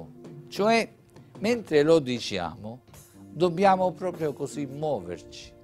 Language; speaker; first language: Italian; native; Italian